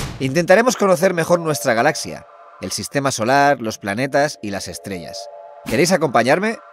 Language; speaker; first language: Spanish; native; Spanish